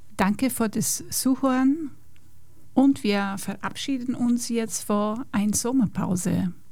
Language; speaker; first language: German; non-native, fluent; Persian